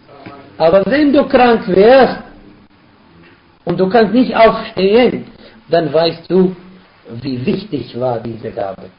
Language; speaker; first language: German; non-native, fluent; Arabic